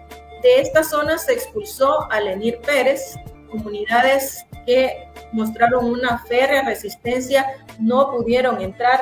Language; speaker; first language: Spanish; native; Spanish